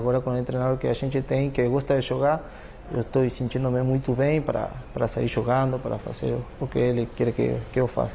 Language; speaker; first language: Portuguese; non-native, fluent; Spanish